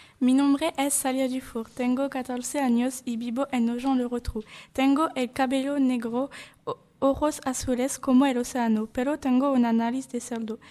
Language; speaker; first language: Spanish; non-native, learner; French